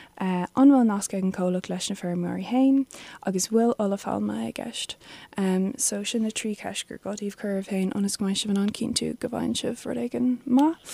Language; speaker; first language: Irish; non-native, local second language; English